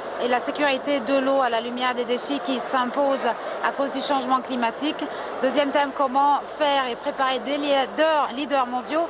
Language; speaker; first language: French; non-native, fluent; Arabic